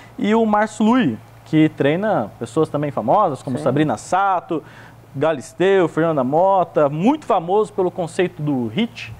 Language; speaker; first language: Portuguese; native; Portuguese